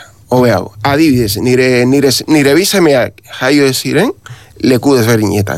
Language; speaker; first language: Basque; non-native, learner; Spanish